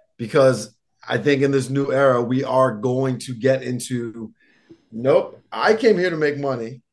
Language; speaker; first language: English; native; English